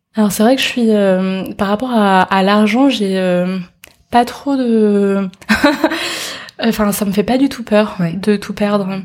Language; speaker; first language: French; early bilingual, other home language; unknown